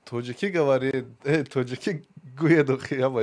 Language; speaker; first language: Russian; non-native, local second language; Tajik